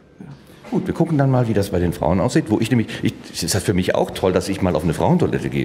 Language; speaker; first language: German; native; German